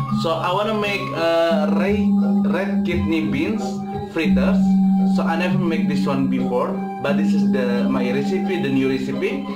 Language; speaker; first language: English; non-native, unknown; Indonesian